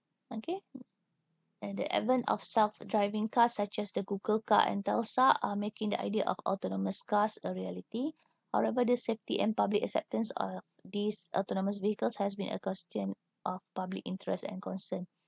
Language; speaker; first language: English; non-native, local second language; Malay